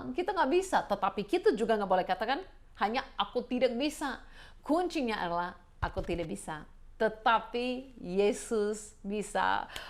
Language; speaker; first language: Indonesian; non-native, fluent; English